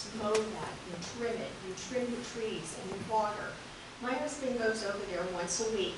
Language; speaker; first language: English; native; English